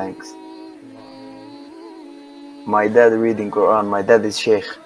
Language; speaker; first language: English; non-native, learner; Arabic